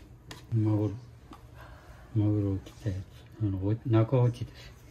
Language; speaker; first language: Japanese; native; Japanese